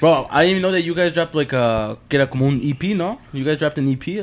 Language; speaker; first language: English; early bilingual, other home language; Spanish